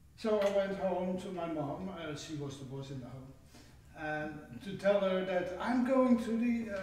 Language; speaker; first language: English; non-native, fluent; Dutch